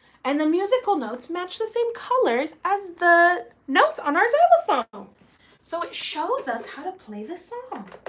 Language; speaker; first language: English; early bilingual, other home language; Spanish